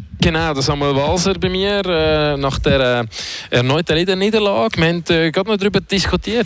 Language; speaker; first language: German; native; German